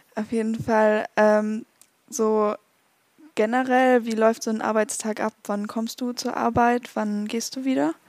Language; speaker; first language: German; native; German